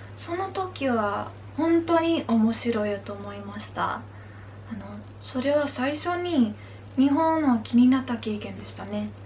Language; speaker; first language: Japanese; non-native, learner; Dutch